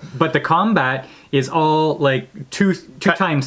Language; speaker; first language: English; native; English